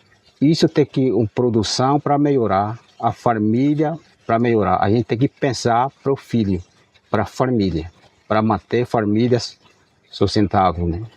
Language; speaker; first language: Portuguese; non-native, local second language; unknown